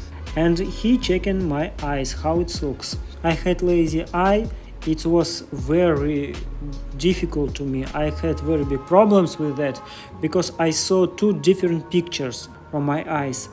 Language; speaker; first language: English; non-native, learner; Russian